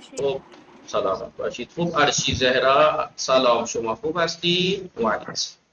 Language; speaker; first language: Persian; non-native, fluent; Urdu